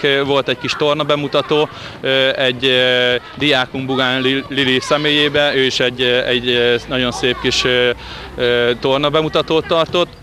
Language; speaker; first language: Hungarian; native; Hungarian